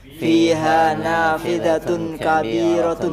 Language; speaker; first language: Arabic; non-native, learner; Indonesian